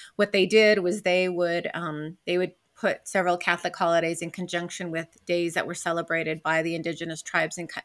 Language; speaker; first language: English; native; English